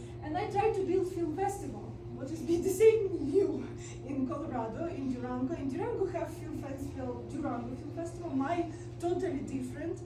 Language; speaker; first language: English; non-native, learner; Russian